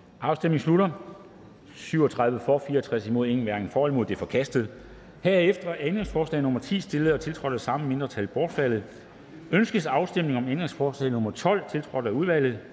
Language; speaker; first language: Danish; native; Danish